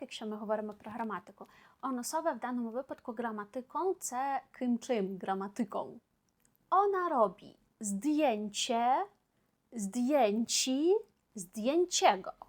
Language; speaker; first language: Polish; non-native, fluent; Ukrainian